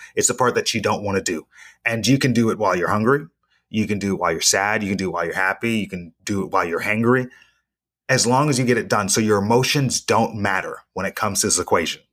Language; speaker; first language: English; native; English